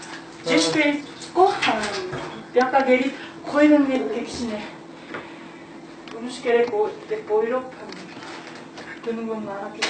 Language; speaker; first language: Kyrgyz; non-native, learner; Japanese